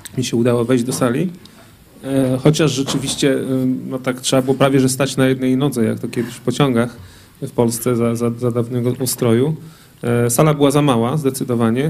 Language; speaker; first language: Polish; native; Polish